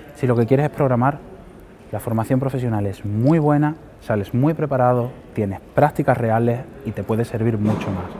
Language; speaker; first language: Spanish; native; Spanish